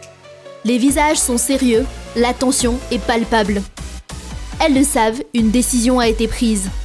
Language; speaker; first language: French; native; French